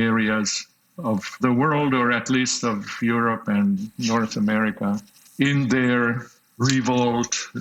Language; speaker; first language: English; non-native, fluent; Slovak